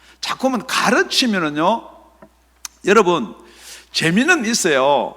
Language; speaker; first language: Korean; native; Korean